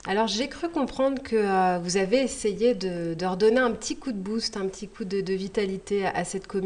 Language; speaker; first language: French; native; French